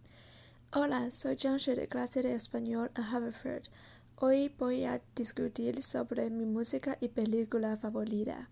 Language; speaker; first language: Spanish; non-native, learner; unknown